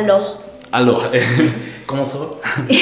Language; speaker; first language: French; non-native, fluent; Spanish